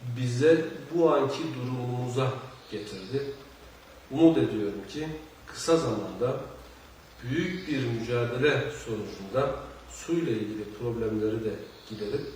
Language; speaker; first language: Turkish; native; Turkish